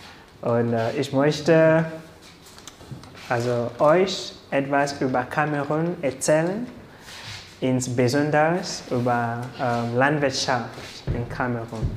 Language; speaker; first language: German; non-native, learner; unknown